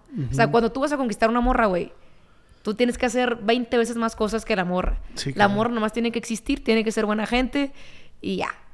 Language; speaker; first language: Spanish; native; Spanish